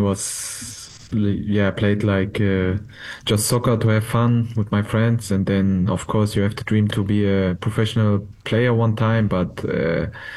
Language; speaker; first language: English; non-native, fluent; German